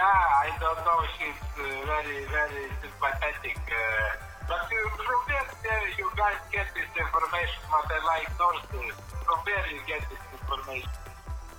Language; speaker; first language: English; non-native, learner; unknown